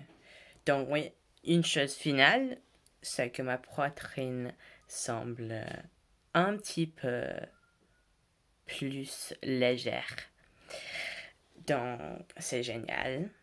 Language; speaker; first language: French; non-native, learner; English